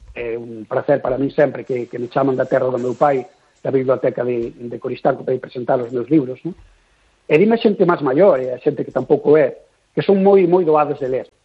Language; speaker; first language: Galician; native; Galician